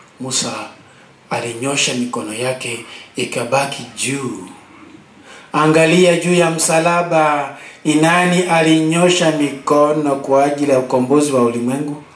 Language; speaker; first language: Swahili; non-native, local second language; Luo (Kenya and Tanzania)